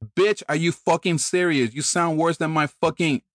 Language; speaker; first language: English; early bilingual, other home language; Spanish